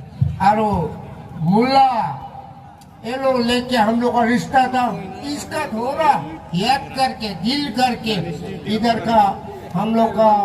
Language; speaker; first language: Hindi; non-native, local second language; Bodo